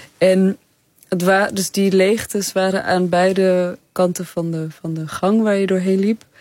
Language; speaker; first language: Dutch; early bilingual, other home language; Persian